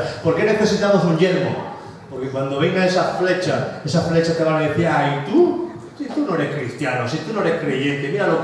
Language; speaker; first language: Spanish; native; Spanish